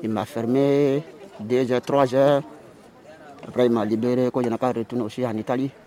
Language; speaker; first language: French; non-native, learner; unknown